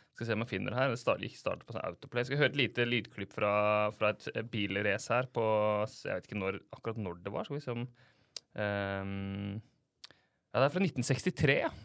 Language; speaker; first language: Norwegian; native; Norwegian